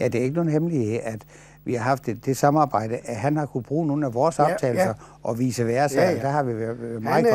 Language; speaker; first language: Danish; native; Danish